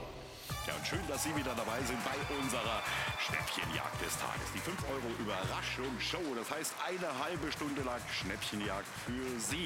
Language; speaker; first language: German; native; German